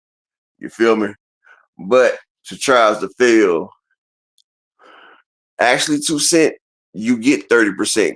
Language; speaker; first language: English; native; English